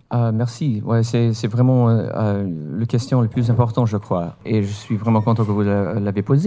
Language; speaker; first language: French; non-native, fluent; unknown